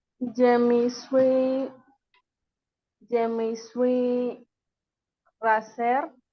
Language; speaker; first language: French; non-native, learner; Spanish